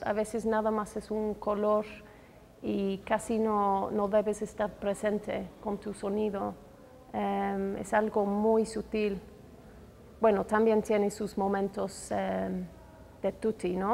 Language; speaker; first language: Spanish; non-native, fluent; English